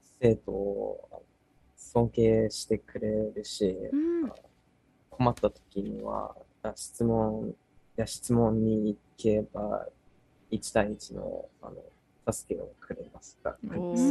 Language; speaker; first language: Japanese; early bilingual, heritage; English